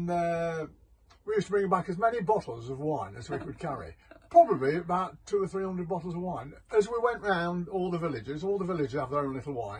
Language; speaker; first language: English; native; English